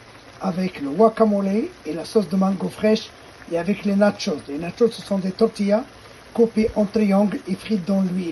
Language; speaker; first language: French; non-native, fluent; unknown